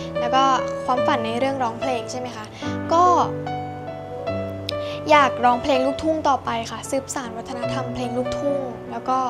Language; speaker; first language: Thai; native; Thai